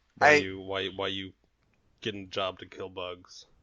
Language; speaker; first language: English; native; English